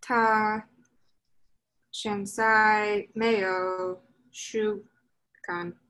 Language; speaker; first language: Chinese; non-native, learner; English